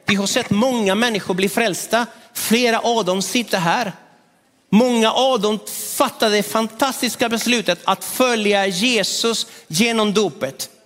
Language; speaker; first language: Swedish; non-native, fluent; Spanish